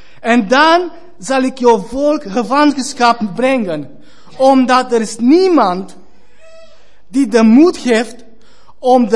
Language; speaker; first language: Dutch; non-native, fluent; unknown